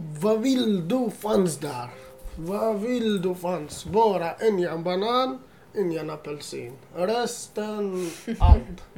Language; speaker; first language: Swedish; non-native, learner; Assyrian Neo-Aramaic